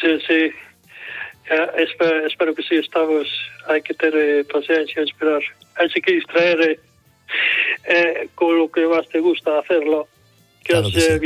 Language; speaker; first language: Spanish; non-native, local second language; Galician